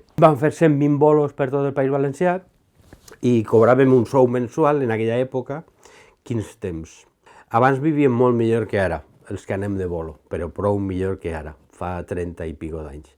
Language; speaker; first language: Catalan; native; Catalan